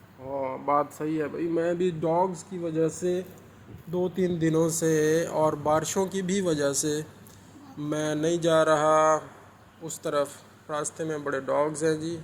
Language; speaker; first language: Urdu; non-native, local second language; Punjabi